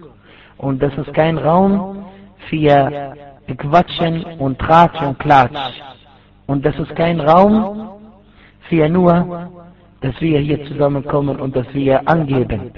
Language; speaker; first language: German; non-native, fluent; Arabic